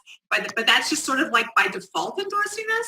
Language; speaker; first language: English; native; English